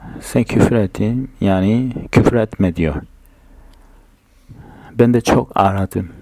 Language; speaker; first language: Turkish; non-native, fluent; Korean